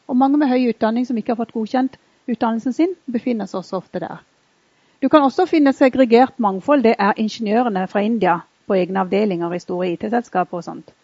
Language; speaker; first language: Norwegian; early bilingual, other home language; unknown